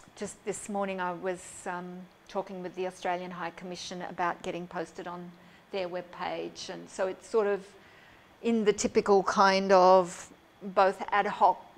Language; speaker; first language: English; native; English